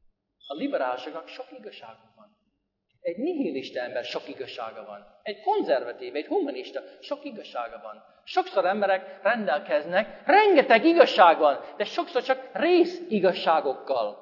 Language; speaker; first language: Hungarian; non-native, fluent; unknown